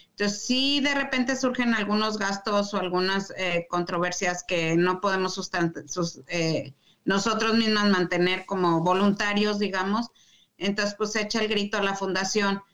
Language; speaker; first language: Spanish; native; Spanish